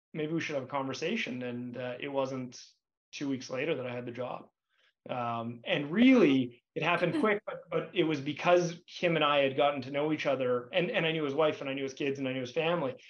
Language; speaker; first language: English; native; English